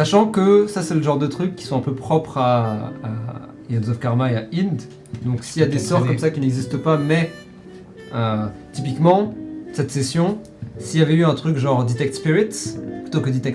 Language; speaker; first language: French; native; French